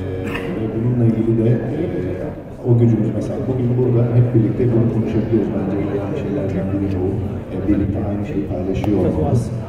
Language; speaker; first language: Turkish; native; Turkish